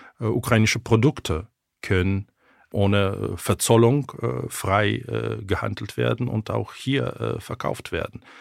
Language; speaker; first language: German; non-native, fluent; Ukrainian